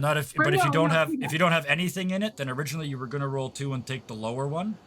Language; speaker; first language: English; native; English